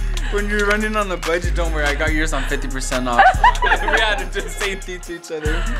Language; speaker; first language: English; early bilingual, other home language; Spanish